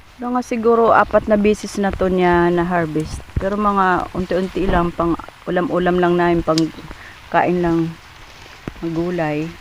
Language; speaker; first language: Filipino; non-native, local second language; Waray